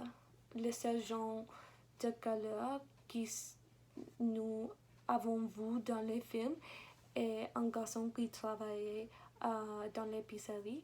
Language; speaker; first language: French; non-native, learner; English